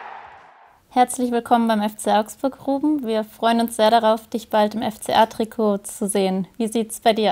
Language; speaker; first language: German; native; German